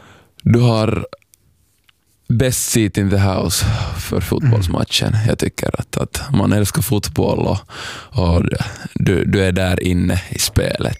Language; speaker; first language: Swedish; non-native, local second language; Somali